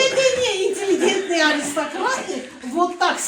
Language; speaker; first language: Russian; non-native, local second language; Armenian